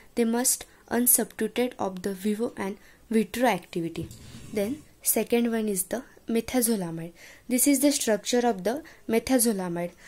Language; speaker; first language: English; non-native, local second language; Marathi